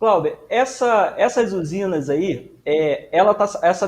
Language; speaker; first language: Portuguese; native; Portuguese